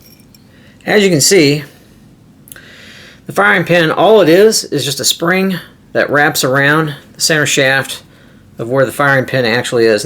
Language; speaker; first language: English; native; English